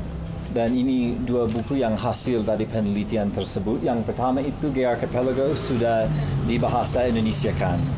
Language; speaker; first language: Indonesian; non-native, fluent; English